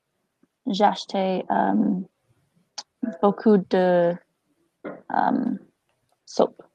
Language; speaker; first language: French; non-native, learner; English